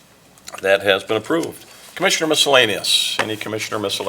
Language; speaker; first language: English; native; English